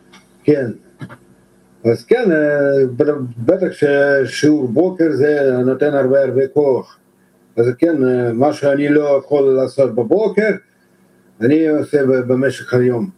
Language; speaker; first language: Hebrew; non-native, fluent; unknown